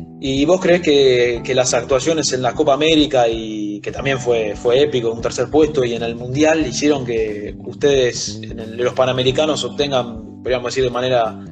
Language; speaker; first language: Spanish; native; Spanish